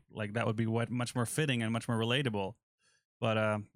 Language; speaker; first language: English; non-native, fluent; German